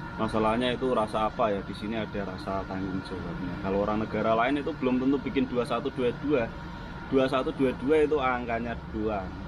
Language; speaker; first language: Indonesian; non-native, local second language; Javanese